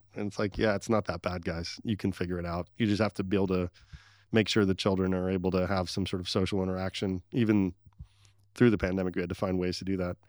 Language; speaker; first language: English; early bilingual, other home language; Arabic